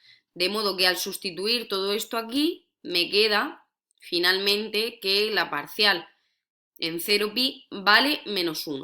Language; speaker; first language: Spanish; native; Spanish